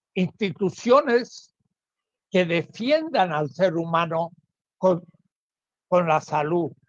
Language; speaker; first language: Spanish; native; Spanish